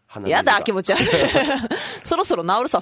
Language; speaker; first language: Japanese; native; Japanese